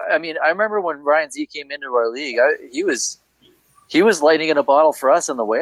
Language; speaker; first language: English; native; English